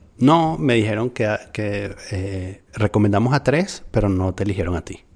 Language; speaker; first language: Spanish; native; Spanish